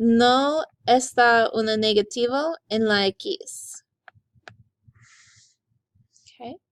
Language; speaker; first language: Spanish; non-native, learner; English